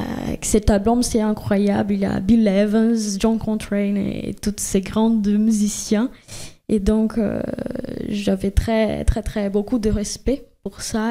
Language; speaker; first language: French; non-native, fluent; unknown